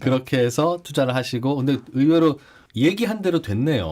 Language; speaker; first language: Korean; native; Korean